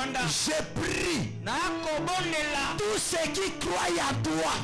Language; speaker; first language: French; non-native, local second language; Lingala